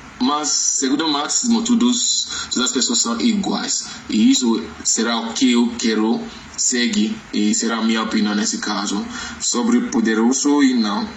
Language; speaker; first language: Portuguese; non-native, learner; Yoruba